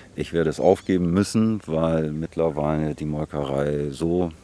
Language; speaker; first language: German; native; German